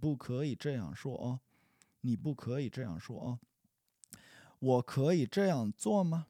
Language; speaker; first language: Chinese; non-native, learner; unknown